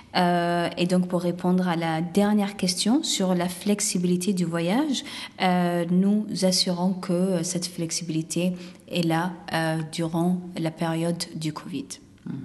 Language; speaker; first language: French; non-native, fluent; Arabic